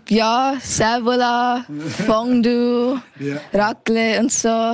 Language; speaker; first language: German; early bilingual, heritage; German